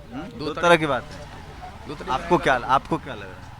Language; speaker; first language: Hindi; native; Hindi